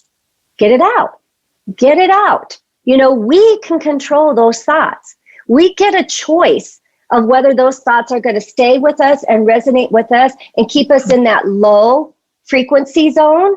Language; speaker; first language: English; native; English